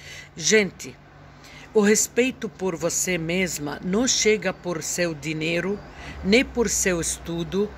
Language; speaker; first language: Portuguese; non-native, fluent; Arabic